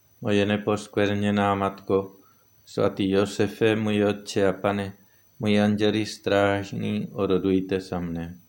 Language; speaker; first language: Czech; non-native, fluent; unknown